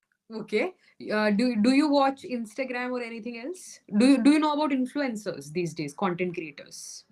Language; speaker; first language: English; non-native, local second language; Hindi